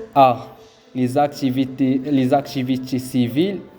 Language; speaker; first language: French; non-native, local second language; Arabic